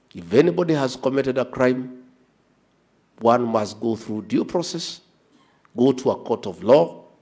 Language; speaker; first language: English; non-native, local second language; Kikuyu